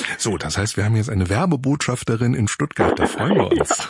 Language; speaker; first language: German; native; German